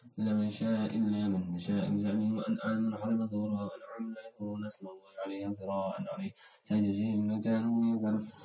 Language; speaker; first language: Arabic; non-native, learner; Indonesian